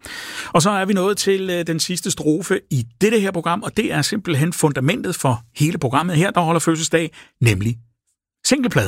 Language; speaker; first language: Danish; native; Danish